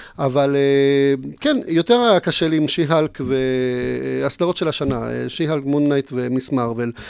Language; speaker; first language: Hebrew; native; Hebrew